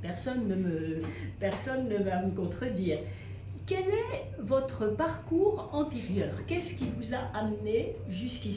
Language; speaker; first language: French; native; French